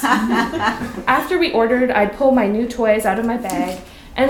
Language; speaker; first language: English; native; English